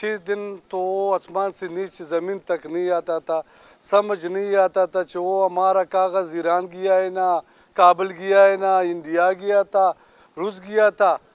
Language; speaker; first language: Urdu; non-native, local second language; Pashto